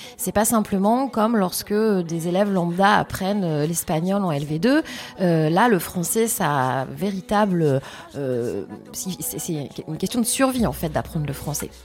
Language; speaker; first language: French; native; French